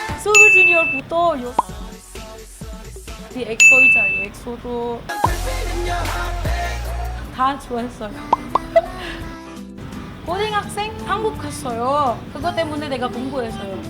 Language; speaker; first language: Korean; non-native, learner; Indonesian